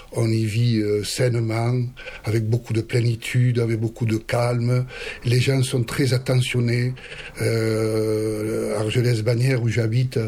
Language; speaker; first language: French; native; French